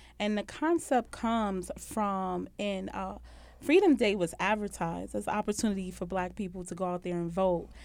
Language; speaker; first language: English; native; English